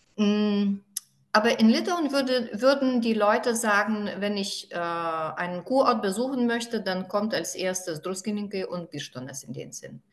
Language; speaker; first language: German; non-native, fluent; Lithuanian